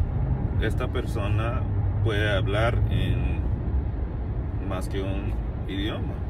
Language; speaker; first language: Spanish; non-native, learner; English